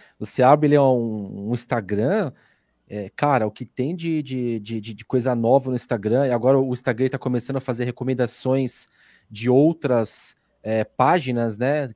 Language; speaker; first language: Portuguese; native; Portuguese